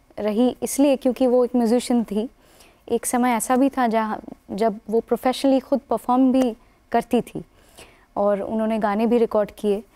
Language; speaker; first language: Hindi; non-native, local second language; Bangla